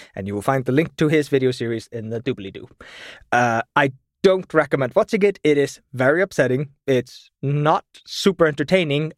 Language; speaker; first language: English; non-native, fluent; German